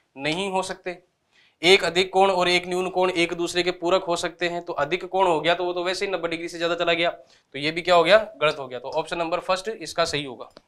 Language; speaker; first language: Hindi; native; Hindi